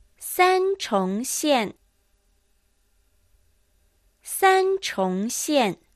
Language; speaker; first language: Chinese; non-native, fluent; Japanese